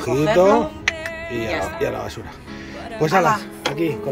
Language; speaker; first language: Spanish; native; Spanish